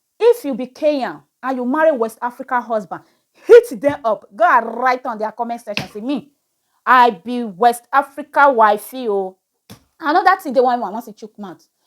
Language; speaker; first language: Nigerian Pidgin; native; Nigerian Pidgin